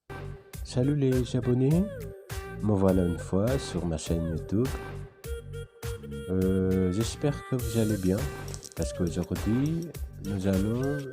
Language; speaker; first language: French; non-native, fluent; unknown